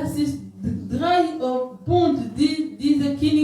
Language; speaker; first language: German; non-native, learner; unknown